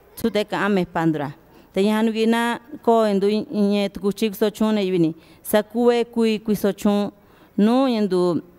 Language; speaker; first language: Spanish; non-native, local second language; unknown